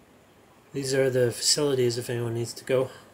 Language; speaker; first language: English; native; English